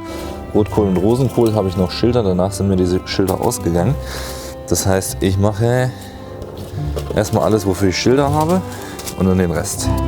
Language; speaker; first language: German; native; German